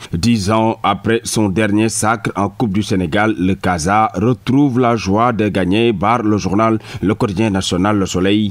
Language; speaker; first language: French; non-native, local second language; Wolof